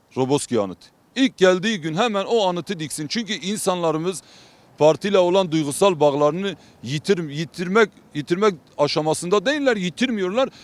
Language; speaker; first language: Turkish; non-native, local second language; Kurdish